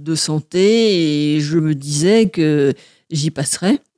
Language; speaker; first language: French; native; French